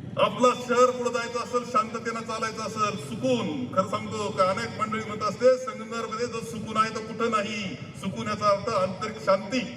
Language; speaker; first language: Marathi; native; Marathi